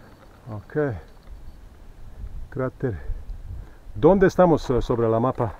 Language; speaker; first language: Spanish; non-native, learner; English